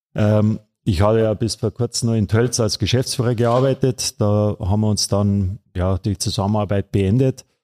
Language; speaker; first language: German; native; German